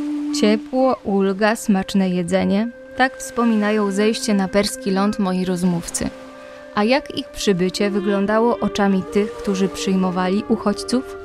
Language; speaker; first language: Polish; native; Polish